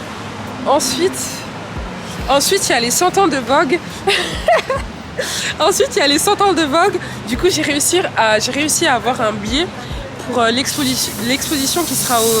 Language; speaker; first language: French; native; French